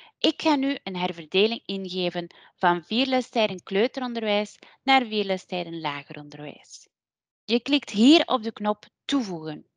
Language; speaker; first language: Dutch; native; Dutch